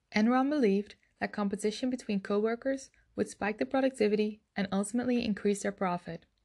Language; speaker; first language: English; non-native, fluent; Dutch